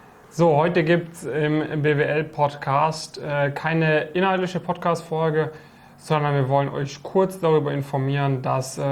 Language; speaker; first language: German; native; German